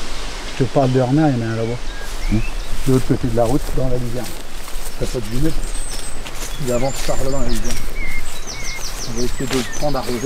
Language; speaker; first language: French; native; French